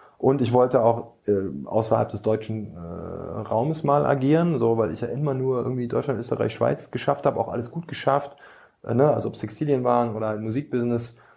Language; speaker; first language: German; early bilingual, other home language; Bosnian